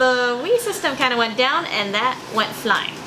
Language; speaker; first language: English; native; English